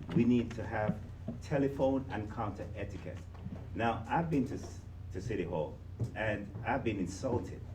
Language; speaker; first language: English; native; English